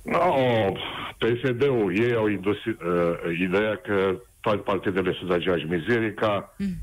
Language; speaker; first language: Romanian; native; Romanian